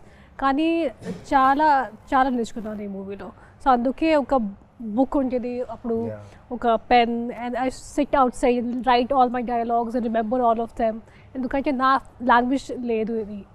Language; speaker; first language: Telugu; non-native, fluent; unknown